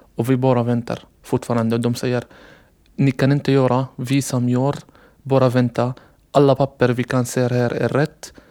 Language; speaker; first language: Swedish; non-native, learner; Arabic